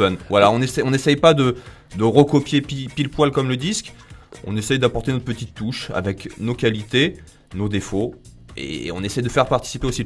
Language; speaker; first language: French; native; French